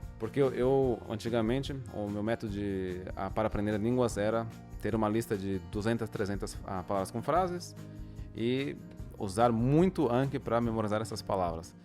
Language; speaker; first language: Portuguese; native; Portuguese